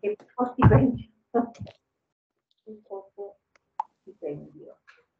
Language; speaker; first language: Italian; non-native, learner; Spanish